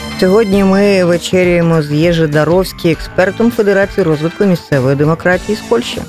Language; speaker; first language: Ukrainian; native; Ukrainian